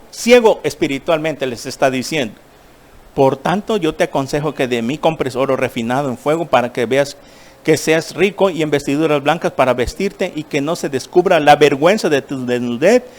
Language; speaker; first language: Spanish; native; Spanish